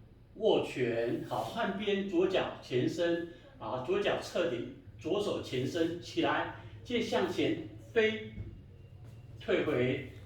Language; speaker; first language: Chinese; native; Chinese